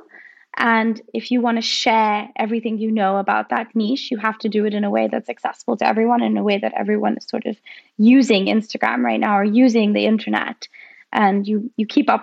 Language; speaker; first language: English; non-native, local second language; Hindi